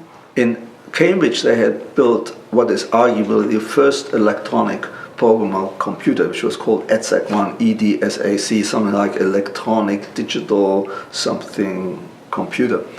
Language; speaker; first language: English; non-native, local second language; German